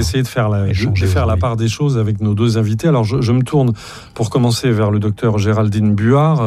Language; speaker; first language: French; native; French